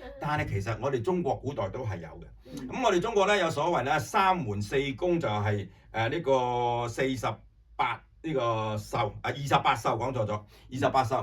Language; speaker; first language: Cantonese; native; Cantonese